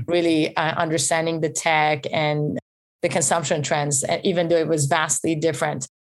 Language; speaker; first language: English; early bilingual, other home language; Persian